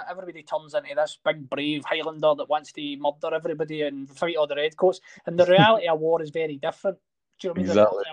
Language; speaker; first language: English; native; English